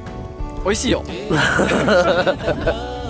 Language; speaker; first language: Japanese; native; Japanese